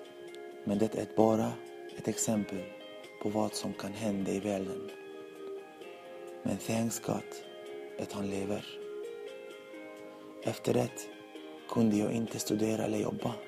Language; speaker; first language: Swedish; non-native, learner; Arabic